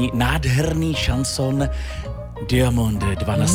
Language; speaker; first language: Czech; native; Czech